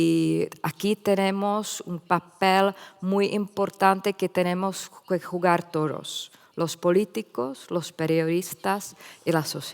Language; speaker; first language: Spanish; non-native, fluent; Czech